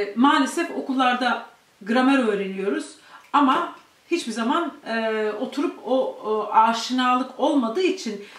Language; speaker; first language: Turkish; native; Turkish